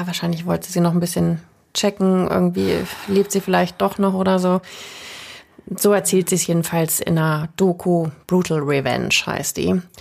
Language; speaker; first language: German; native; German